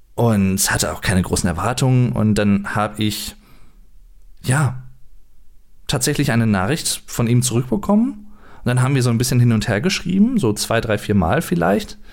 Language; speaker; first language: German; native; German